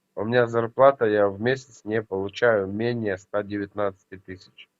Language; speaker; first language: Russian; native; Russian